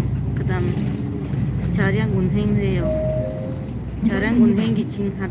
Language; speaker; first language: Korean; non-native, learner; Tajik